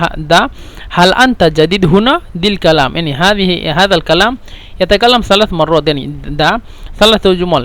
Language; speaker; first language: Arabic; non-native, fluent; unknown